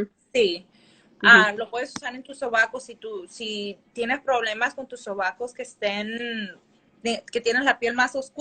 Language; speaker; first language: Spanish; early bilingual, heritage; Spanish